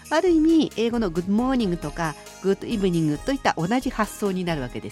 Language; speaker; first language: Japanese; native; Japanese